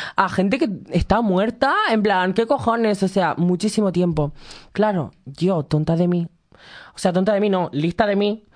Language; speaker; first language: Spanish; native; Spanish